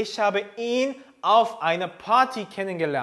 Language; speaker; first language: German; non-native, fluent; Korean